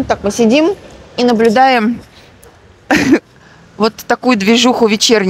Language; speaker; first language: Russian; native; Russian